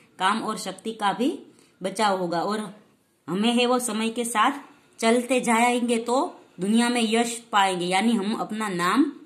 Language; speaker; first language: Hindi; non-native, local second language; Gujarati